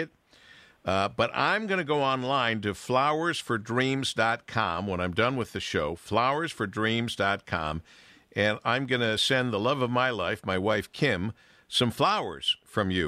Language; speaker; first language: English; native; English